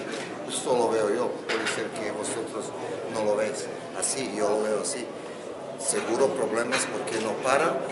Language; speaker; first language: Spanish; non-native, fluent; Croatian